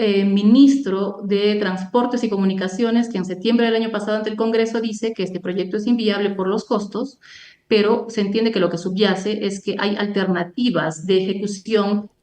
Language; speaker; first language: Spanish; native; Spanish